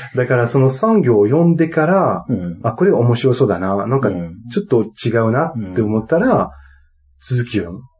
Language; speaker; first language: Japanese; non-native, fluent; French